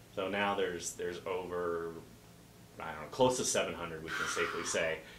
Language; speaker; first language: English; native; English